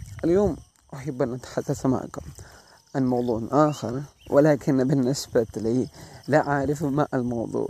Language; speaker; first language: Arabic; non-native, learner; Malay